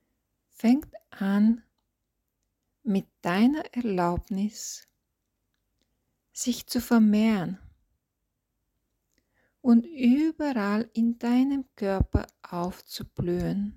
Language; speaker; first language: German; non-native, fluent; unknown